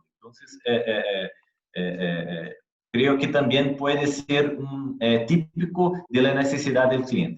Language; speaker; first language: Spanish; non-native, fluent; Portuguese